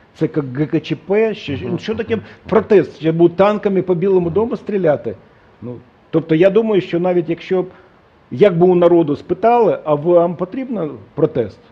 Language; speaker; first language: Ukrainian; non-native, local second language; Russian